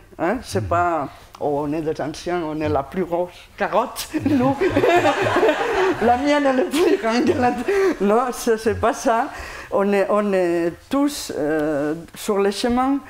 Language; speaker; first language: French; non-native, fluent; Spanish